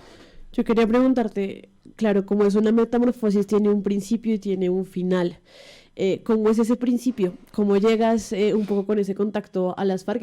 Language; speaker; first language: Spanish; native; Spanish